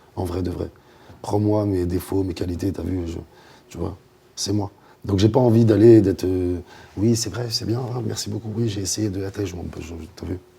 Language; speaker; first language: French; native; French